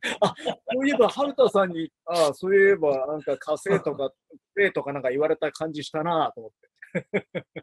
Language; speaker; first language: Japanese; native; Japanese